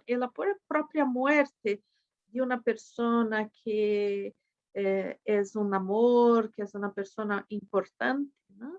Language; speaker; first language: Spanish; non-native, fluent; Portuguese